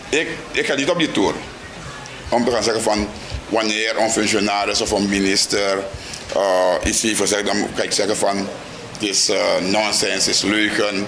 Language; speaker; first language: Dutch; non-native, local second language; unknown